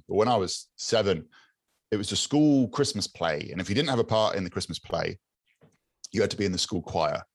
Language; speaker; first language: English; native; English